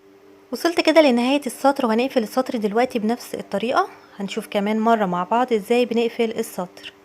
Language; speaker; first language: Arabic; native; Arabic